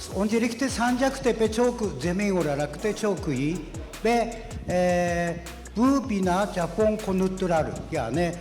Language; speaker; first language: Turkish; non-native, learner; Japanese